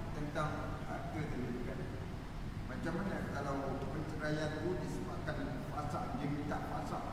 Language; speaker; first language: Malay; native; Malay